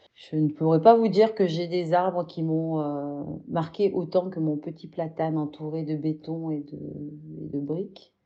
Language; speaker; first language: French; native; French